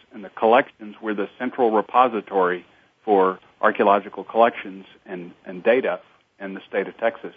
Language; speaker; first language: English; native; English